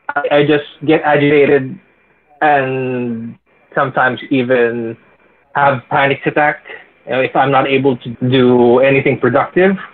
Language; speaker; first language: English; non-native, local second language; Filipino